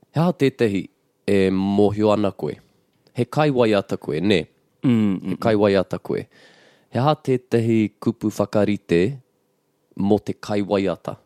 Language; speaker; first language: Māori; non-native, local second language; English